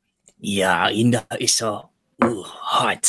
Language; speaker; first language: English; non-native, learner; Indonesian